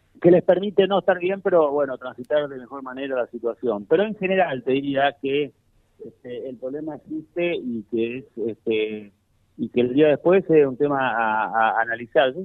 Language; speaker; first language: Spanish; native; Spanish